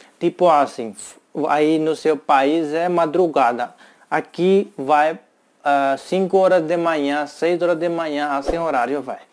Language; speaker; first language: Portuguese; non-native, learner; Hindi